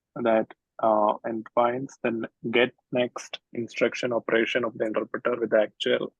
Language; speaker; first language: English; non-native, local second language; Malayalam